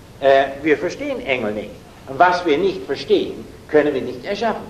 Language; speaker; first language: German; non-native, fluent; English